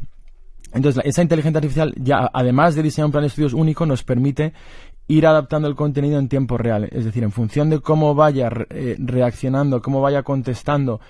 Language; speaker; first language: Spanish; native; Spanish